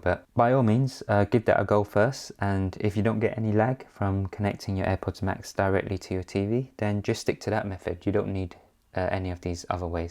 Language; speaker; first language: English; native; English